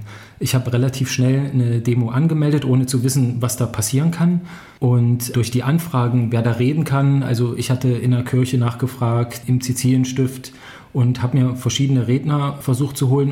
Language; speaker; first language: German; native; German